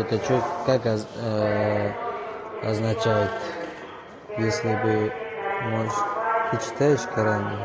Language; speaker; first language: Russian; non-native, learner; Tajik